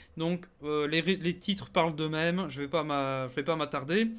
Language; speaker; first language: French; native; French